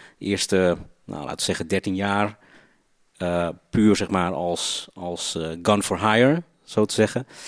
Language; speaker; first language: Dutch; native; Dutch